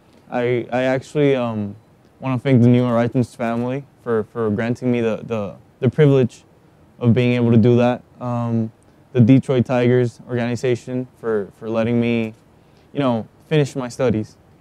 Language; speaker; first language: English; non-native, fluent; Spanish